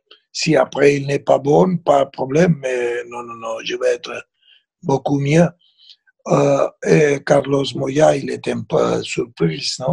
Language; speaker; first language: French; non-native, fluent; Spanish